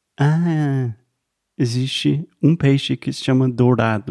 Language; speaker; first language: Portuguese; non-native, fluent; English